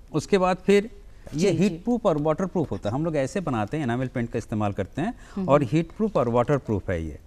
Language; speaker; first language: Hindi; native; Hindi